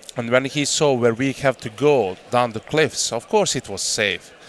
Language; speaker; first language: English; non-native, fluent; Croatian